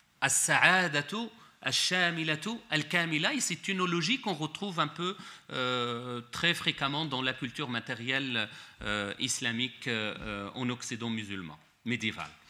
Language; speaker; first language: French; non-native, local second language; Arabic